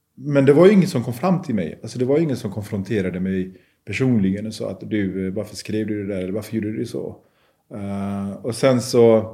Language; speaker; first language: Swedish; early bilingual, other home language; Persian